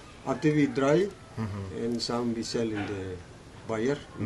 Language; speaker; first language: English; non-native, learner; Indonesian